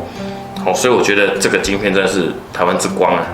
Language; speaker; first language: Chinese; native; Chinese